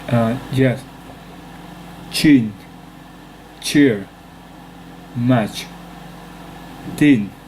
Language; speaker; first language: English; non-native, learner; Vietnamese